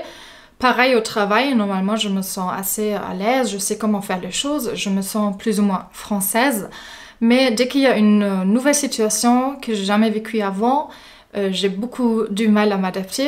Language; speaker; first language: French; non-native, fluent; German